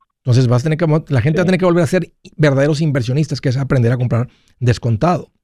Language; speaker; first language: Spanish; native; Spanish